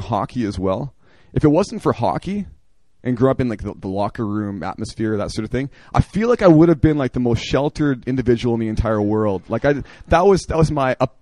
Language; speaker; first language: English; native; English